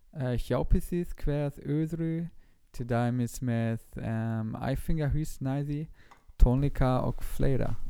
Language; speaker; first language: Icelandic; non-native, learner; German